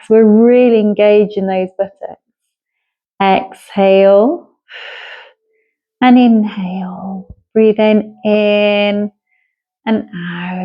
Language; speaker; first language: English; native; English